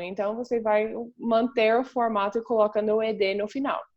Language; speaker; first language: Portuguese; non-native, fluent; English